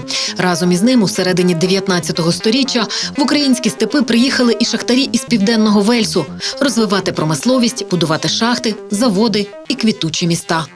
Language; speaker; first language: Ukrainian; native; Ukrainian